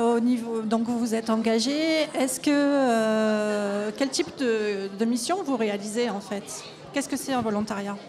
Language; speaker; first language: French; native; French